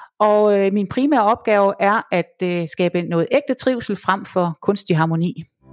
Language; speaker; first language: Danish; native; Danish